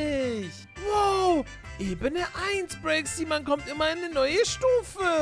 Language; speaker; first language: German; native; German